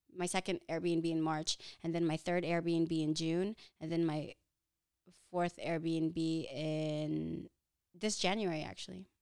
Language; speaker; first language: English; early bilingual, other home language; Filipino